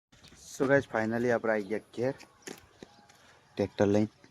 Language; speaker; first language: Hindi; non-native, local second language; Gujarati